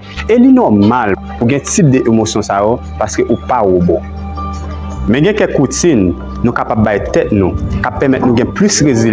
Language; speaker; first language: French; non-native, local second language; Haitian Creole